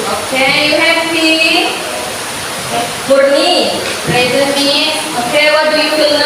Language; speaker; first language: English; non-native, learner; Indonesian